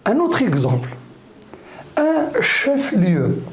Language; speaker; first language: French; non-native, local second language; Arabic